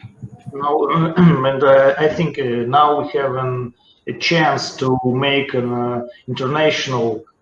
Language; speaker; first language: English; non-native, learner; Russian